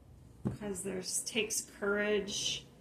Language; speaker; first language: English; native; English